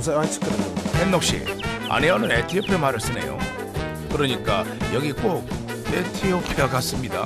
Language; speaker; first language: Korean; native; Korean